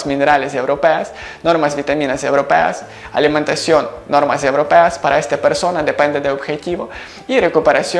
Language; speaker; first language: Spanish; non-native, learner; Ukrainian